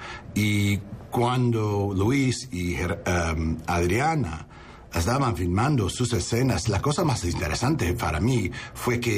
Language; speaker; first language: Spanish; early bilingual, heritage; English